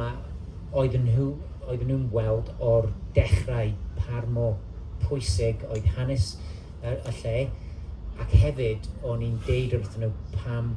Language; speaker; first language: Welsh; non-native, local second language; English